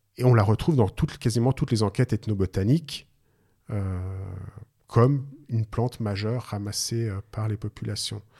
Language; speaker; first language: French; native; French